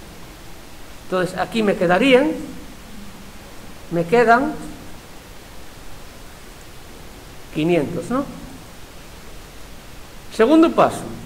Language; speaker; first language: Spanish; native; Spanish